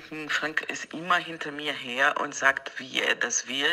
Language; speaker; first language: German; non-native, fluent; Portuguese